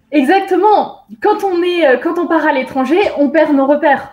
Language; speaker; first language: French; native; French